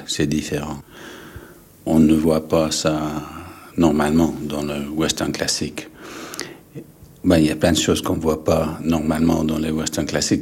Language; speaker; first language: French; non-native, fluent; English